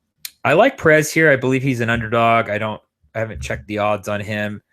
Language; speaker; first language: English; native; English